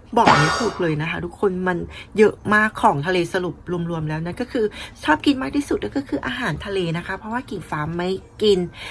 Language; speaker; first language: Thai; native; Thai